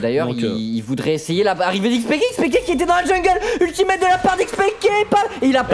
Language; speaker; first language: French; native; French